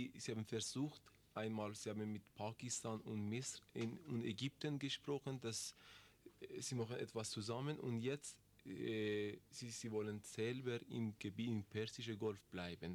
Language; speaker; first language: German; non-native, learner; Persian